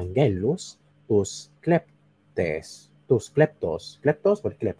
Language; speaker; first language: Greek; non-native, learner; English